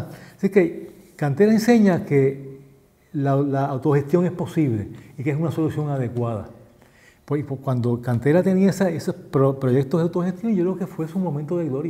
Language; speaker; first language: Spanish; native; Spanish